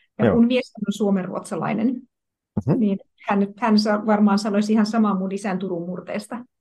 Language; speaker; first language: Finnish; native; Finnish